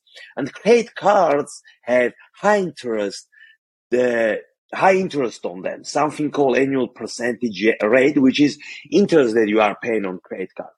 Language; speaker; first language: English; non-native, fluent; Armenian